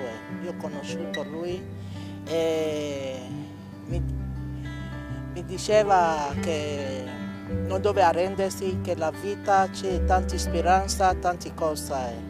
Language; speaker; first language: Italian; non-native, learner; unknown